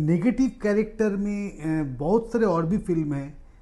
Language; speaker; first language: Hindi; non-native, local second language; Bangla